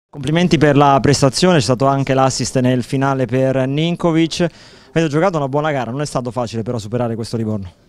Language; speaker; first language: Italian; native; Italian